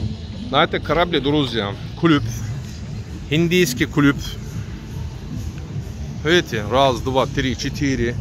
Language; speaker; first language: Russian; non-native, learner; Turkish